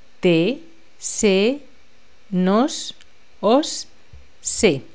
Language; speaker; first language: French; non-native, fluent; Spanish